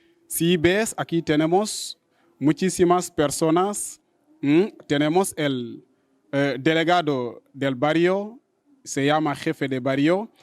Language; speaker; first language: Spanish; non-native, learner; Wolof